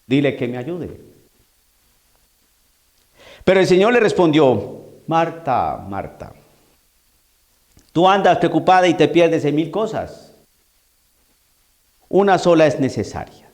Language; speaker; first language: Spanish; native; Spanish